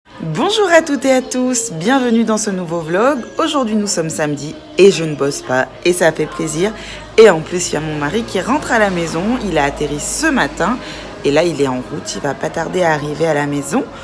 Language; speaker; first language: French; native; French